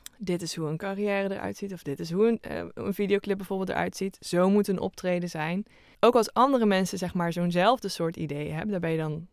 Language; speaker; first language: Dutch; native; Dutch